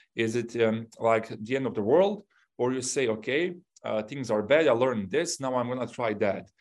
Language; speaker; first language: English; non-native, fluent; Bosnian